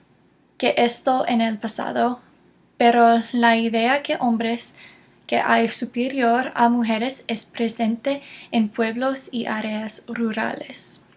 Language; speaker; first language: Spanish; non-native, learner; English